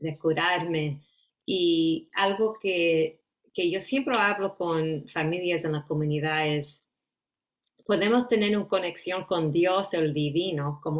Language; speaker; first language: Spanish; early bilingual, heritage; Spanish